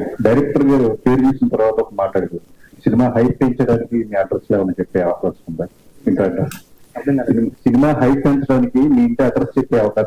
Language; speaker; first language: Telugu; native; Telugu